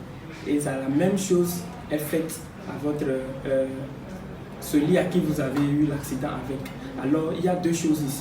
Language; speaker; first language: French; non-native, fluent; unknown